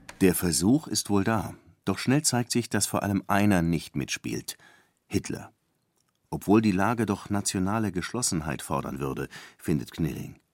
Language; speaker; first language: German; native; German